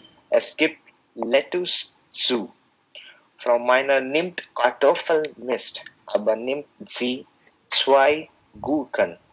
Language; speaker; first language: German; non-native, learner; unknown